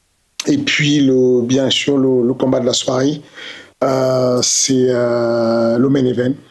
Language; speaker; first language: French; native; French